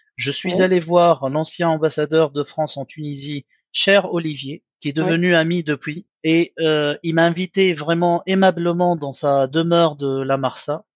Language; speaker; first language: French; non-native, local second language; Arabic